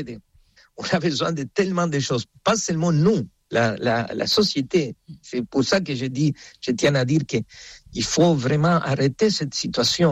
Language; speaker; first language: French; non-native, fluent; Spanish